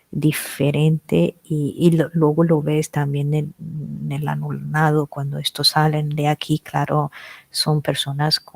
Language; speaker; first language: Spanish; non-native, fluent; Italian